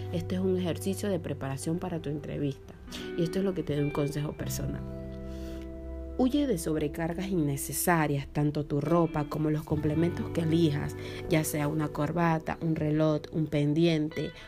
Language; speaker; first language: Spanish; native; Spanish